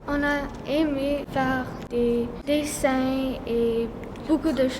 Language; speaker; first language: French; non-native, local second language; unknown